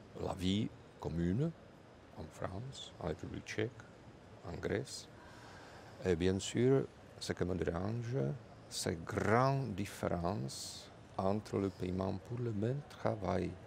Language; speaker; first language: French; non-native, fluent; Czech